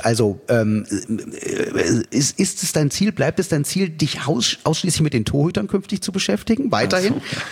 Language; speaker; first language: German; native; German